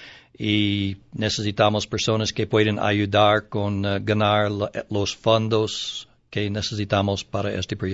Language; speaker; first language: Spanish; non-native, learner; English